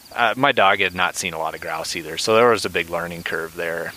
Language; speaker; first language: English; native; English